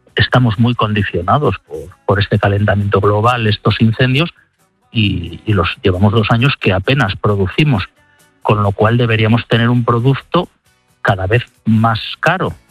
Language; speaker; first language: Spanish; native; Spanish